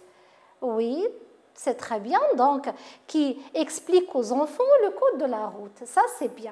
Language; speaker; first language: French; non-native, local second language; Arabic